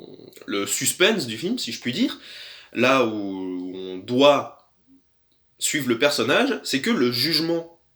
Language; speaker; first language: French; native; French